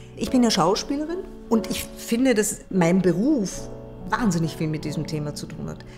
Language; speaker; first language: German; early bilingual, other home language; Persian